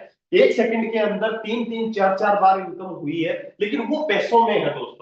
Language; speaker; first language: Hindi; native; Hindi